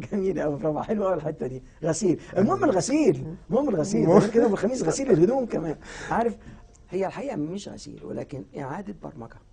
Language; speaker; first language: Arabic; native; Arabic